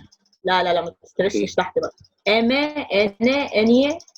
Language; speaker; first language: Arabic; native; Arabic